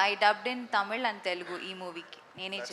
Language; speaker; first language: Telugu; non-native, fluent; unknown